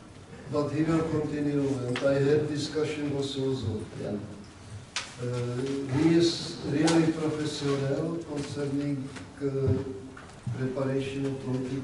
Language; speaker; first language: English; non-native, learner; Czech